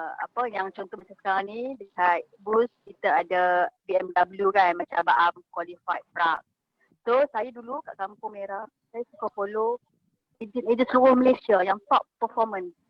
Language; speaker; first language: Malay; native; Malay